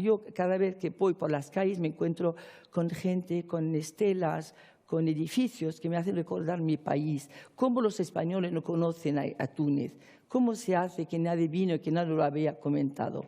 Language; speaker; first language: Spanish; non-native, fluent; Arabic